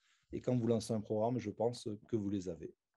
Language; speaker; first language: French; native; French